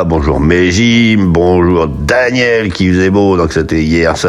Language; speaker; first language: French; native; French